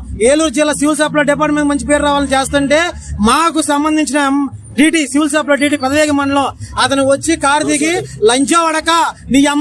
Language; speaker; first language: Telugu; native; Telugu